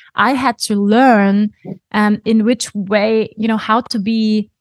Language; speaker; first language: English; non-native, fluent; German